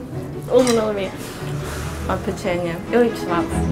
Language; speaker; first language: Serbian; non-native, learner; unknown